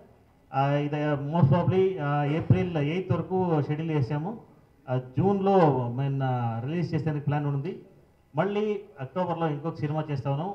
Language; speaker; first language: Telugu; non-native, fluent; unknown